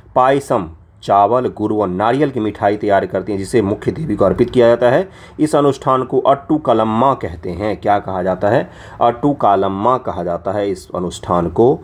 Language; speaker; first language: Hindi; non-native, local second language; Maithili